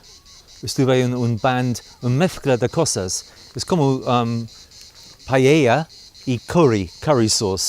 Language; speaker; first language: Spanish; non-native, learner; English